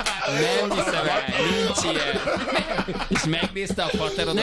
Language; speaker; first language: Hungarian; native; Hungarian